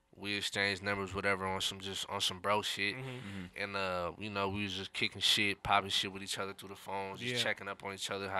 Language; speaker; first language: English; native; English